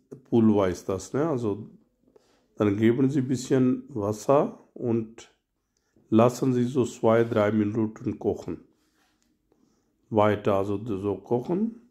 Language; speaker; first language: German; non-native, learner; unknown